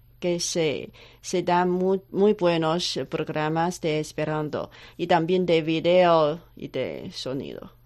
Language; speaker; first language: Spanish; non-native, learner; Chinese